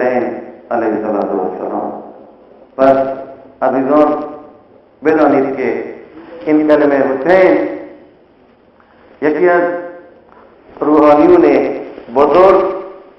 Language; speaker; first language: Persian; non-native, fluent; Urdu